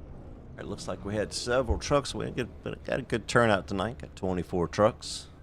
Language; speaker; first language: English; native; English